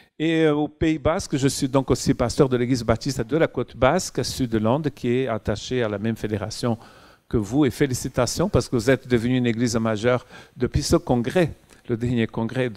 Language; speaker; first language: French; non-native, fluent; Portuguese